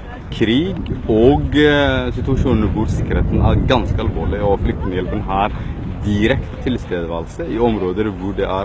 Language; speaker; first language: Norwegian; non-native, fluent; Somali